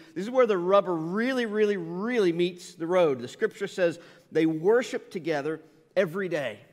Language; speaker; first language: English; native; English